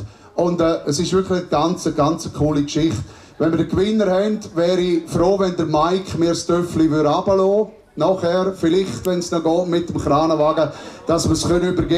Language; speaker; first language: German; native; German